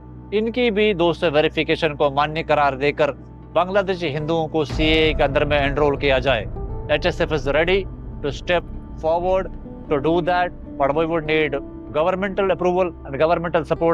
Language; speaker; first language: Hindi; native; Hindi